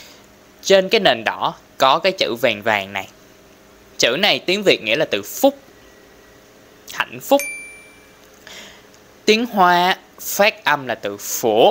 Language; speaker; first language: Vietnamese; non-native, local second language; Cantonese